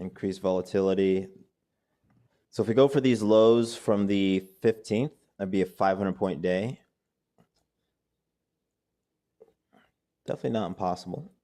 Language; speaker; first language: English; native; English